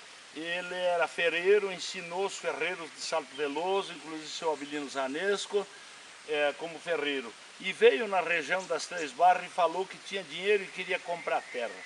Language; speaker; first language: Portuguese; native; Portuguese